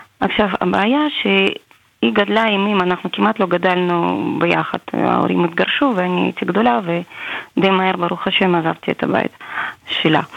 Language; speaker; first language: Hebrew; non-native, fluent; Russian